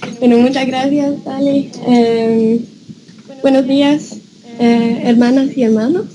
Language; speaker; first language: Spanish; non-native, fluent; Norwegian